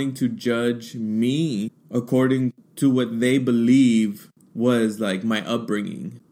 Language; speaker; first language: English; early bilingual, other home language; Spanish